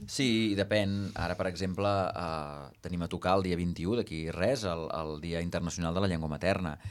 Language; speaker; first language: Catalan; native; Catalan